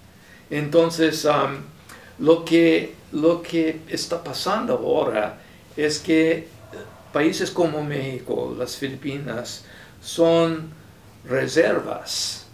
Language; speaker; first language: Spanish; non-native, fluent; English